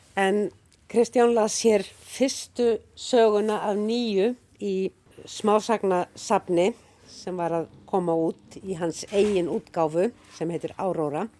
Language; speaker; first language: Icelandic; native; Icelandic